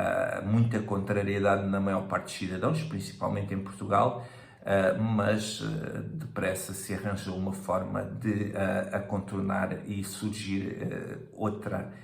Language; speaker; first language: Portuguese; native; Portuguese